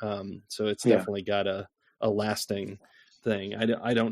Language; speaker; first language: English; native; English